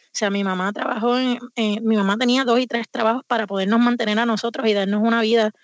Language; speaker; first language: Spanish; native; Spanish